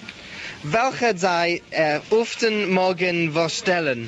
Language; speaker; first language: German; non-native, learner; English